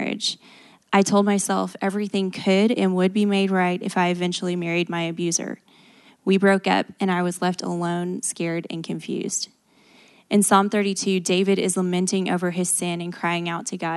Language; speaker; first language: English; native; English